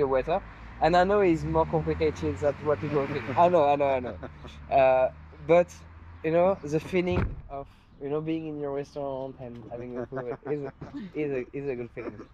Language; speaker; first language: English; non-native, fluent; French